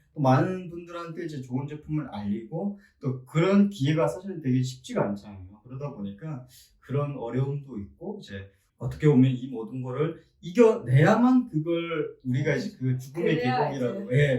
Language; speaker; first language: Korean; native; Korean